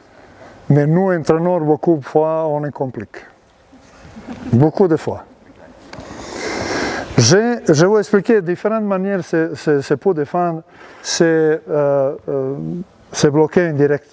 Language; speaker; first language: French; non-native, learner; Serbian